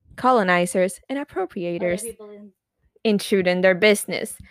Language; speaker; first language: English; non-native, fluent; Spanish